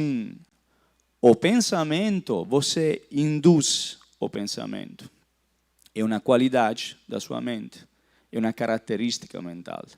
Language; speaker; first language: Portuguese; non-native, fluent; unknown